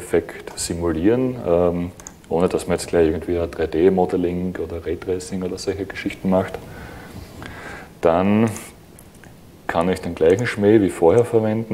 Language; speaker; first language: German; native; German